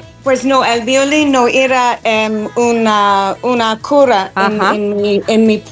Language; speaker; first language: Spanish; non-native, learner; English